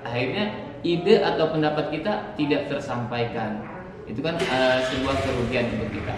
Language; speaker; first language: Indonesian; native; Indonesian